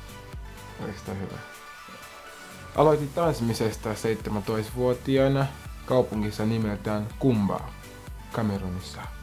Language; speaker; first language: Finnish; non-native, fluent; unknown